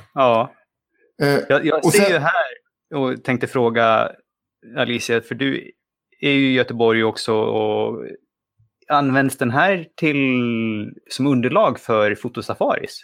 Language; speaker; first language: Swedish; native; Swedish